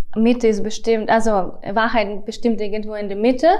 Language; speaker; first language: German; non-native, fluent; Russian